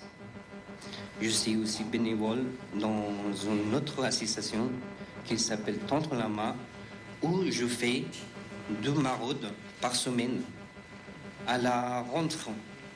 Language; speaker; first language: French; non-native, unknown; Persian